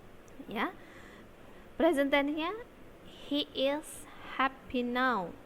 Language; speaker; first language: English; non-native, learner; Indonesian